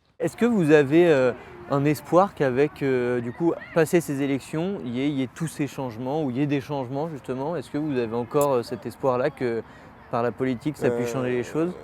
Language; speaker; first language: French; native; French